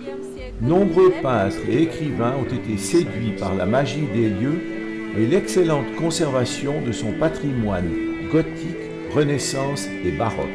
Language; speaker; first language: French; native; French